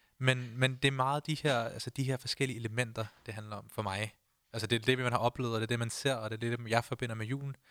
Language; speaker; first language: Danish; early bilingual, other home language; Punjabi